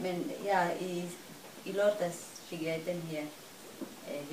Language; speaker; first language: Danish; non-native, learner; Somali